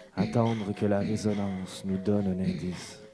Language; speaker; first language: French; native; French